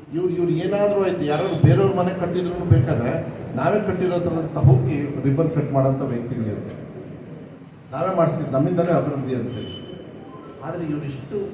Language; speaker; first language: Kannada; native; Kannada